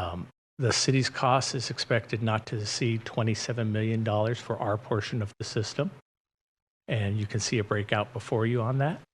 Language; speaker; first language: English; native; English